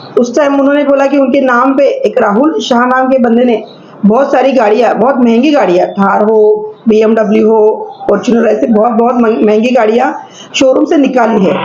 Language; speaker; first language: Hindi; non-native, local second language; Marathi